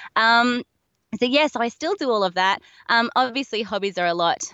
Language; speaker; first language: English; native; English